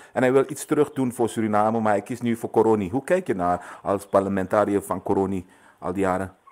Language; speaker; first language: Dutch; native; Dutch